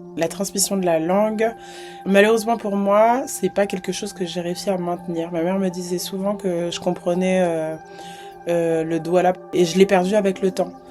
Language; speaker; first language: French; native; French